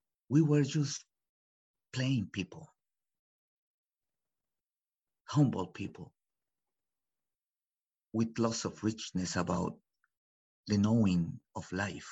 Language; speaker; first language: English; non-native, fluent; Spanish